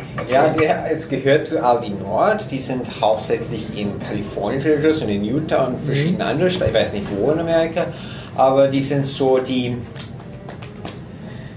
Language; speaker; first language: German; non-native, fluent; English